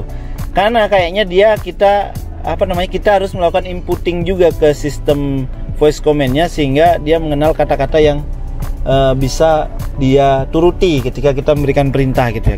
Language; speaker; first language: Indonesian; native; Indonesian